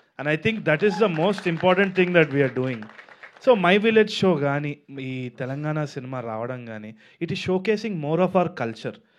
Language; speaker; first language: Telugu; native; Telugu